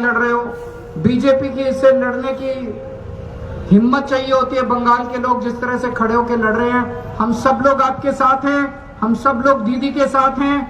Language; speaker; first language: Hindi; native; Hindi